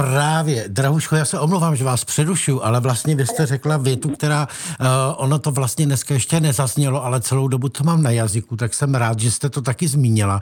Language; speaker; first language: Czech; native; Czech